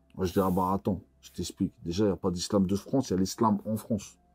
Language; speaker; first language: French; native; French